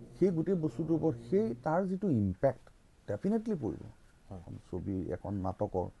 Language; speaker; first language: Assamese; native; Assamese